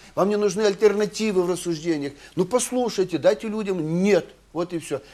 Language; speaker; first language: Russian; non-native, local second language; Ukrainian